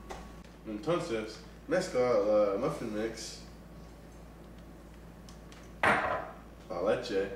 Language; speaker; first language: Spanish; non-native, learner; English